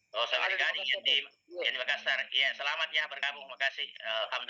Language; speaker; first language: Indonesian; native; Indonesian